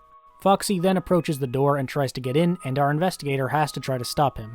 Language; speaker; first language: English; native; English